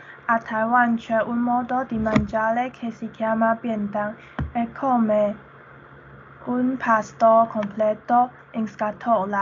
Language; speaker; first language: Italian; non-native, learner; Chinese